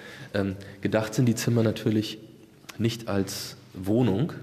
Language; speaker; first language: German; native; German